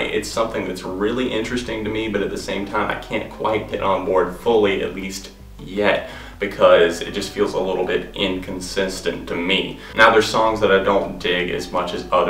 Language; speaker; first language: English; native; English